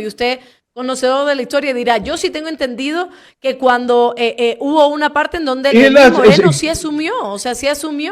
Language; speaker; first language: Spanish; native; Spanish